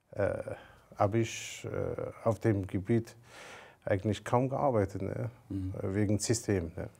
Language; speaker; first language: German; non-native, fluent; Persian